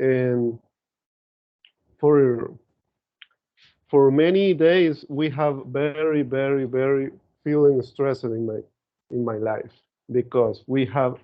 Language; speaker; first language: English; non-native, learner; Spanish